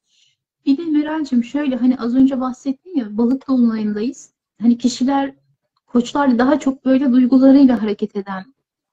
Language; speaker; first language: Turkish; native; Turkish